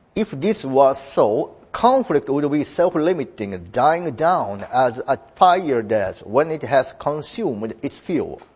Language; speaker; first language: English; non-native, fluent; Japanese